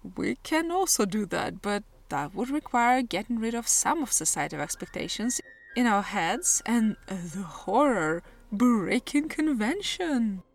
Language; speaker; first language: English; non-native, fluent; Russian